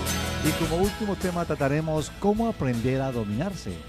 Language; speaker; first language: Spanish; native; Spanish